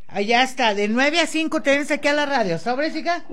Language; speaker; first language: Spanish; native; Spanish